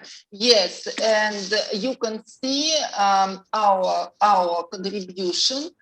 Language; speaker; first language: English; non-native, learner; Russian